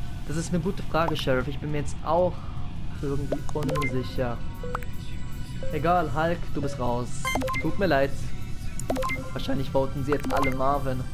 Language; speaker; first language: German; native; German